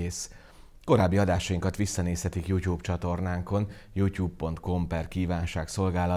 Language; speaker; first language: Hungarian; native; Hungarian